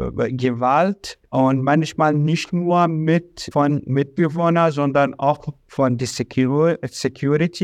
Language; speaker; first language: German; non-native, learner; Arabic